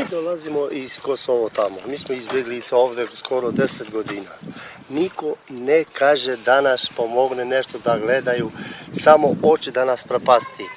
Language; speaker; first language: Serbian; non-native, local second language; Romany